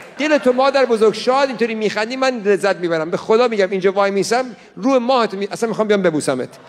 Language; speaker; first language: Persian; early bilingual, heritage; Persian